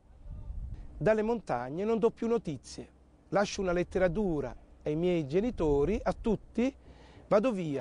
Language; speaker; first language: Italian; native; Italian